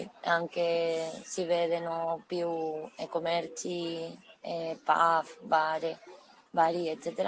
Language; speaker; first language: Italian; non-native, learner; Spanish